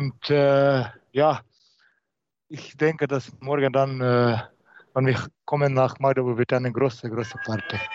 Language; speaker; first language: German; non-native, learner; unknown